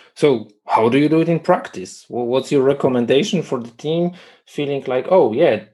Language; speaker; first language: English; non-native, fluent; Polish